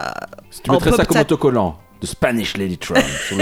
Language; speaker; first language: French; native; French